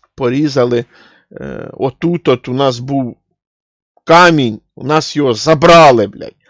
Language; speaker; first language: Ukrainian; non-native, local second language; Russian